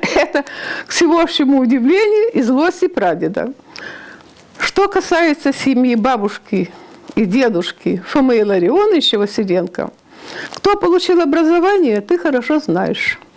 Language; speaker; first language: Russian; non-native, local second language; Ukrainian